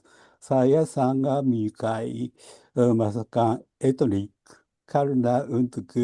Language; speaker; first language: Indonesian; non-native, learner; Japanese